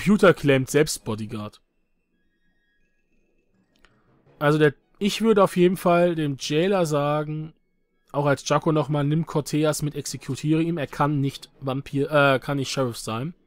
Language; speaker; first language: German; native; German